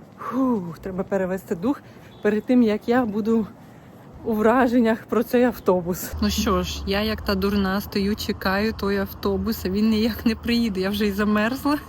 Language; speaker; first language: Ukrainian; native; Ukrainian